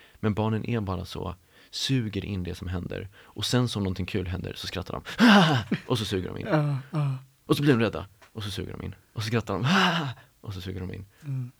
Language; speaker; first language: Swedish; native; Swedish